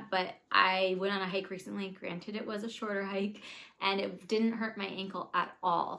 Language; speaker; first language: English; native; English